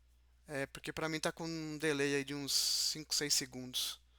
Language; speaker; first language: Portuguese; native; Portuguese